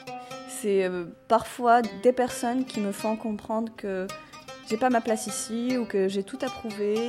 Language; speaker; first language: French; non-native, local second language; Arabic